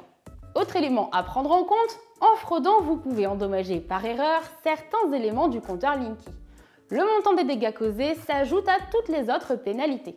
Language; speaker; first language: French; native; French